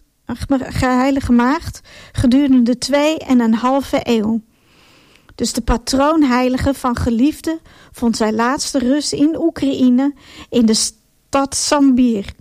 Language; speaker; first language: Dutch; non-native, fluent; Ukrainian